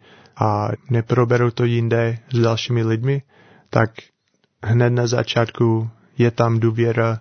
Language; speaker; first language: Czech; non-native, learner; English